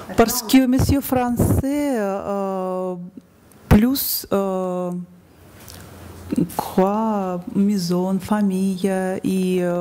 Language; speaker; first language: French; non-native, learner; Russian